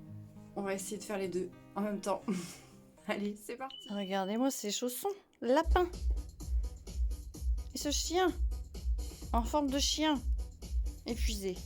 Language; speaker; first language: French; native; French